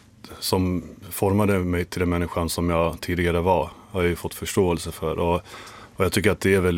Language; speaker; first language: Swedish; early bilingual, other home language; Finnish